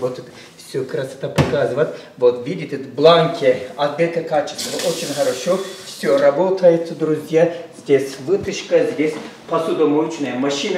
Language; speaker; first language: Russian; non-native, learner; Turkish